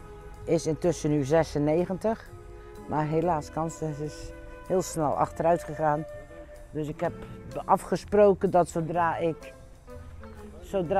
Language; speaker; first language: Dutch; native; Dutch